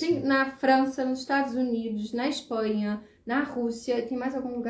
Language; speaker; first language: Portuguese; native; Portuguese